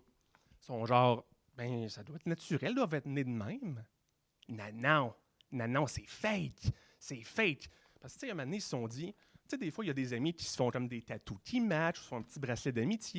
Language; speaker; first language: French; native; French